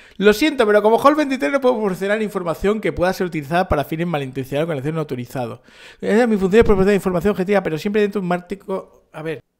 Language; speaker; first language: Spanish; native; Spanish